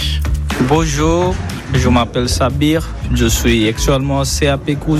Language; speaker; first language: French; non-native, learner; Bangla